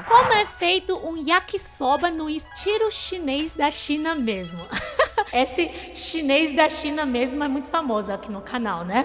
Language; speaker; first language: Portuguese; non-native, fluent; Chinese